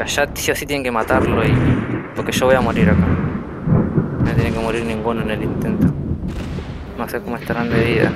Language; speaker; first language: Spanish; native; Spanish